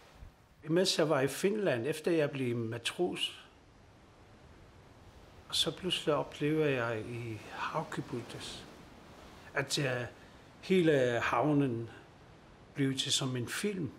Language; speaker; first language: Danish; non-native, local second language; Kalaallisut